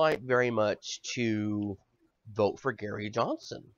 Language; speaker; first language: English; native; English